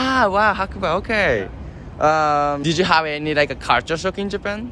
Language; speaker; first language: English; non-native, learner; Japanese